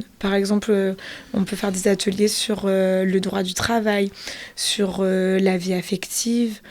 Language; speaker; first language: French; native; French